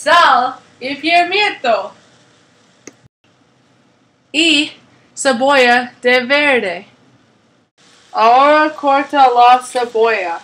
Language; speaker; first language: Spanish; non-native, learner; English